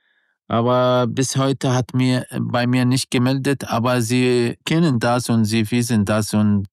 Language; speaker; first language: German; non-native, learner; Arabic